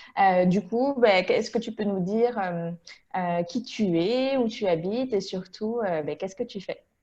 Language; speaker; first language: French; native; French